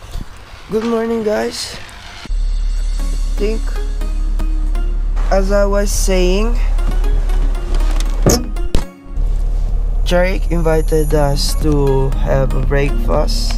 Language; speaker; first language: English; non-native, learner; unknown